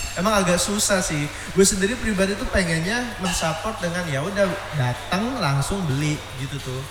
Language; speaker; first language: Indonesian; native; Indonesian